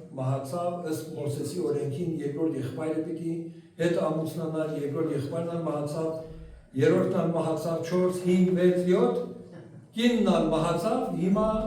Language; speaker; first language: Armenian; early bilingual, heritage; Armenian